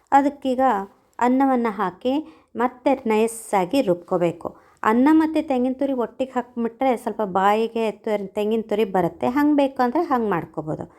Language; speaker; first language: Kannada; non-native, local second language; Konkani